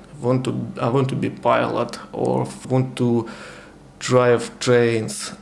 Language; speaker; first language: English; non-native, learner; Ukrainian